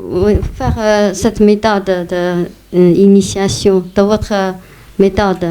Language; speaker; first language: French; non-native, learner; Chinese